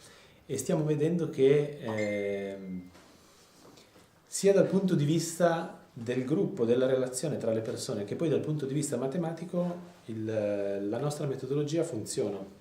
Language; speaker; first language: Italian; native; Italian